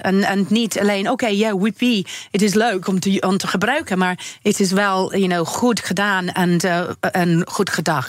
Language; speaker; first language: Dutch; non-native, learner; English